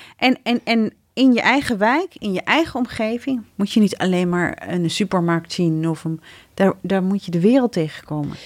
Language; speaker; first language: Dutch; early bilingual, other home language; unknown